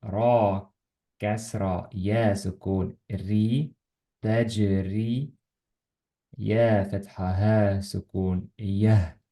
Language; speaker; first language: Arabic; non-native, learner; Estonian